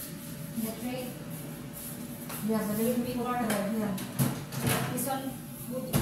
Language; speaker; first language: English; non-native, learner; Filipino